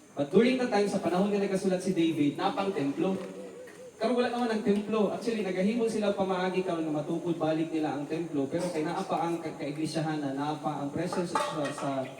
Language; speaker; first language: Cebuano; non-native, local second language; Hiligaynon